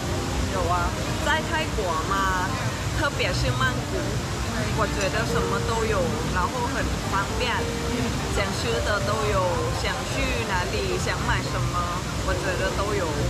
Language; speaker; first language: Chinese; non-native, fluent; Thai